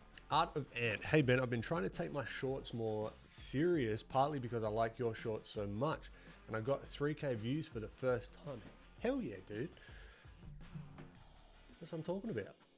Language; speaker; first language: English; native; English